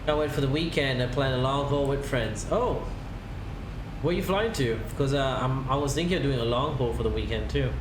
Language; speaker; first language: English; non-native, fluent; Italian